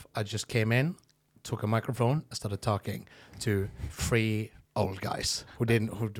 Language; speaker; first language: English; non-native, fluent; Norwegian